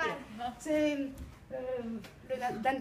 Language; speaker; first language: French; non-native, learner; Greek